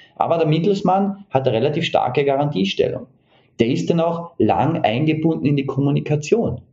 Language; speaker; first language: German; native; German